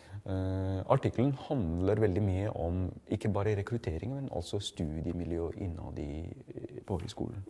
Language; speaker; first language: Norwegian; non-native, fluent; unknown